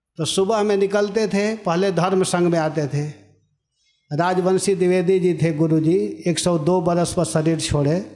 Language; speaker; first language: Hindi; native; Hindi